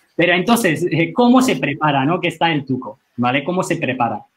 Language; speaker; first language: Spanish; non-native, fluent; Chinese